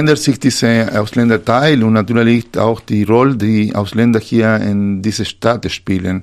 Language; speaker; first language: German; non-native, fluent; Spanish